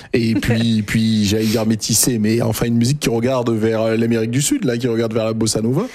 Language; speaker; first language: French; native; French